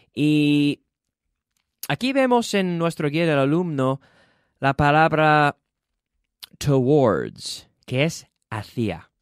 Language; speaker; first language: Spanish; non-native, fluent; English